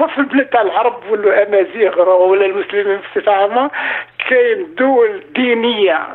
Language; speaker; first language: Arabic; native; Arabic